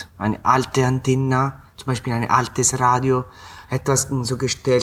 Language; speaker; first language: German; non-native, fluent; Italian